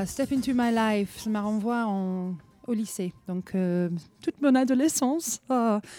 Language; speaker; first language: French; non-native, fluent; English